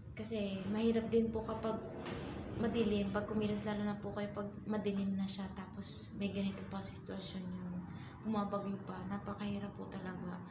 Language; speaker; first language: Filipino; native; Filipino